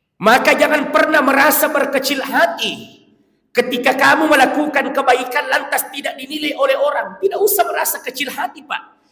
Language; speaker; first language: Malay; non-native, local second language; Buginese